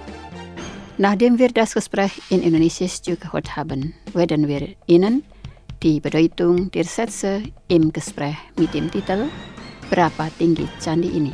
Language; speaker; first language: German; non-native, fluent; Indonesian